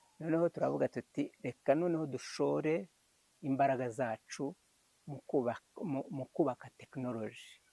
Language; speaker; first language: Kinyarwanda; early bilingual, heritage; Kinyarwanda